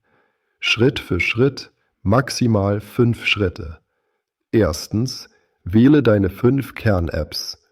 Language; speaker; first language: German; native; German